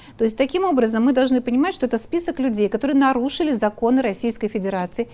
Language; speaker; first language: Russian; native; Russian